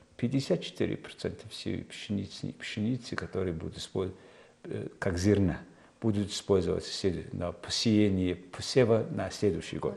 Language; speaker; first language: Russian; non-native, fluent; Mongolian